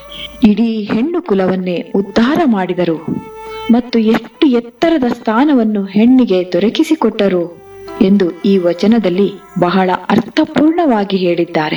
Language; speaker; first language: Kannada; native; Kannada